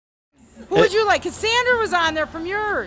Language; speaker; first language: English; native; English